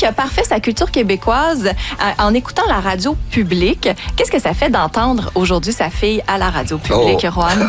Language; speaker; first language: French; native; French